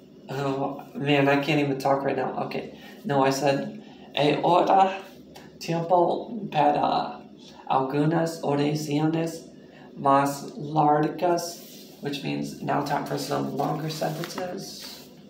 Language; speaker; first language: English; native; English